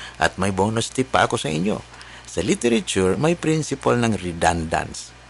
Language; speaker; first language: Filipino; native; Filipino